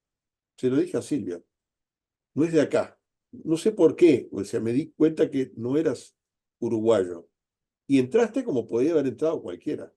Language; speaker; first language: Spanish; native; Spanish